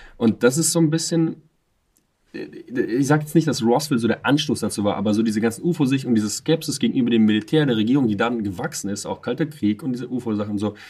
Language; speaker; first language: German; non-native, fluent; Russian